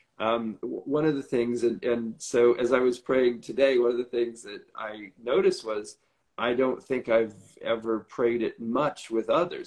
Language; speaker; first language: English; native; English